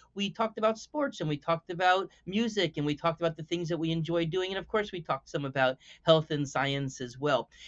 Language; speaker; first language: English; native; English